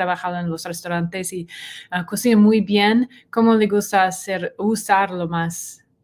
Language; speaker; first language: Spanish; non-native, learner; English